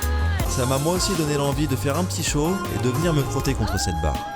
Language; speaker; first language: French; native; French